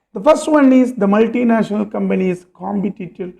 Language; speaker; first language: English; non-native, local second language; Malayalam